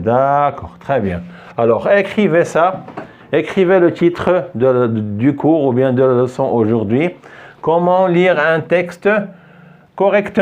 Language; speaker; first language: French; non-native, local second language; Arabic